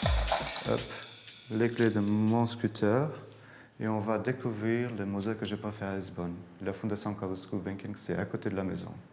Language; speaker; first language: French; non-native, fluent; Portuguese